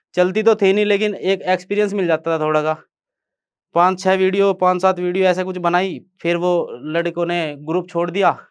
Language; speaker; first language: Hindi; native; Hindi